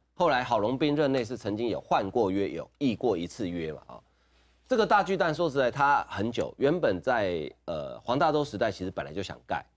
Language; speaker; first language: Chinese; native; Chinese